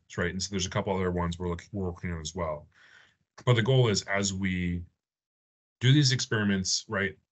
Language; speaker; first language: English; native; English